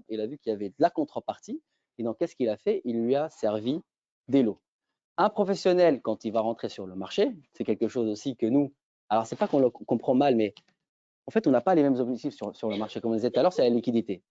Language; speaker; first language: French; native; French